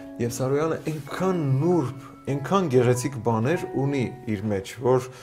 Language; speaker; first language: Armenian; native; Armenian